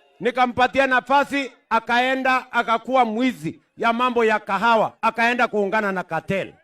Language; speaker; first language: Swahili; non-native, local second language; Kalenjin